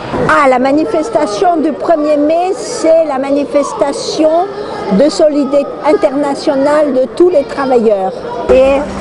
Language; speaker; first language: French; native; French